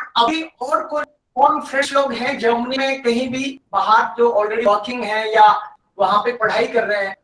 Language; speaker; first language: Hindi; native; Hindi